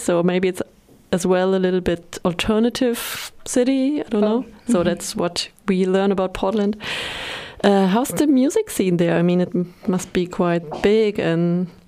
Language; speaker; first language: English; non-native, fluent; German